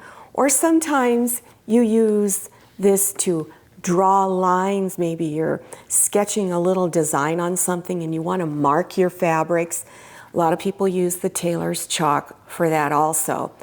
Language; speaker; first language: English; native; English